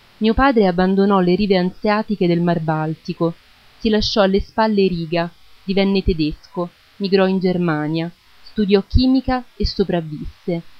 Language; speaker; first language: Italian; early bilingual, other home language; German